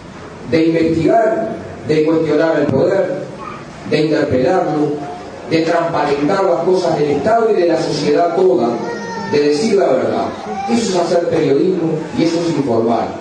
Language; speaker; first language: Spanish; native; Spanish